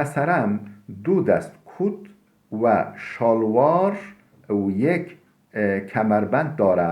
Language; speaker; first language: Persian; non-native, fluent; Turkish